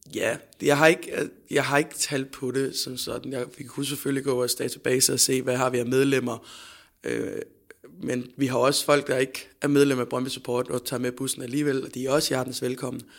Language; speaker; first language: Danish; native; Danish